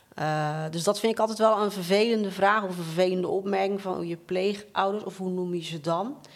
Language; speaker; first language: Dutch; native; Dutch